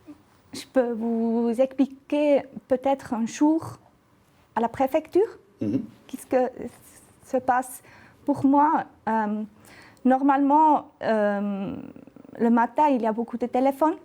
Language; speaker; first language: French; non-native, local second language; German